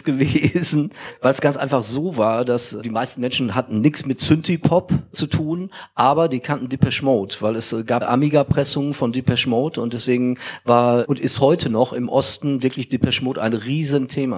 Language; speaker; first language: German; native; German